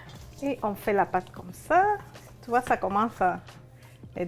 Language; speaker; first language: French; non-native, fluent; Spanish